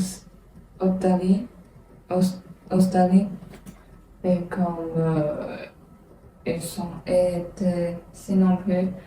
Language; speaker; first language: French; non-native, learner; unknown